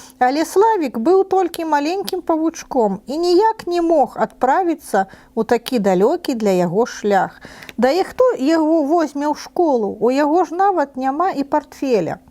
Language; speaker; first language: Belarusian; non-native, local second language; Russian